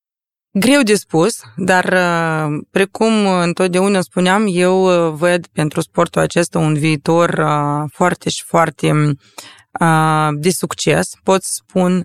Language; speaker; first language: Romanian; non-native, local second language; Russian